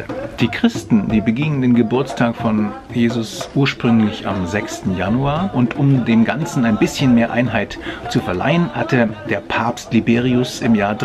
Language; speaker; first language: German; native; German